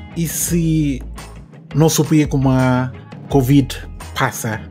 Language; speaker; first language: Portuguese; non-native, local second language; Upper Guinea Crioulo